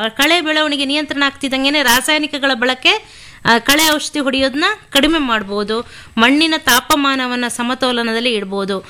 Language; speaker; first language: Kannada; native; Kannada